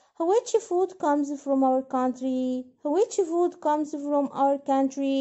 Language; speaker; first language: English; non-native, fluent; Arabic